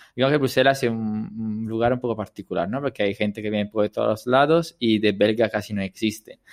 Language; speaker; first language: Spanish; non-native, fluent; Italian